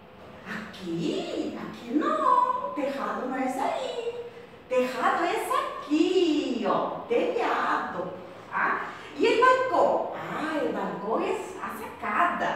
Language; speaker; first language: Portuguese; non-native, fluent; Spanish